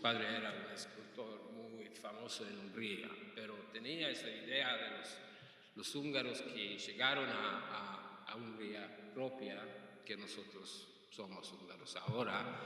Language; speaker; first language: Spanish; non-native, fluent; Hungarian